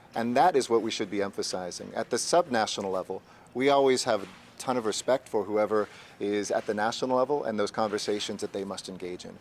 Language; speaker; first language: English; native; English